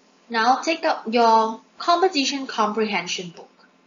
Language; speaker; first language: English; non-native, local second language; Chinese